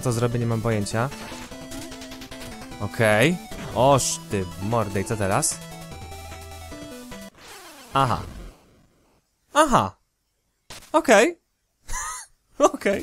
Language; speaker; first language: Polish; native; Polish